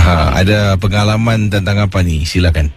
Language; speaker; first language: Malay; native; Malay